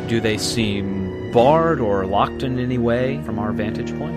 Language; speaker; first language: English; native; English